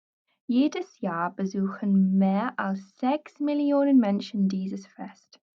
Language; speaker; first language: German; non-native, fluent; English